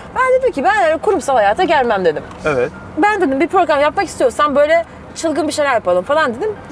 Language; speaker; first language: Turkish; early bilingual, other home language; Russian